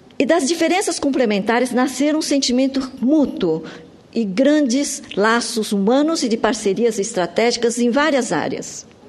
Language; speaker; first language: Portuguese; early bilingual, other home language; Japanese